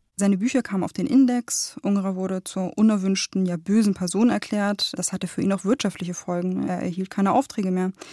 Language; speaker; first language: German; native; German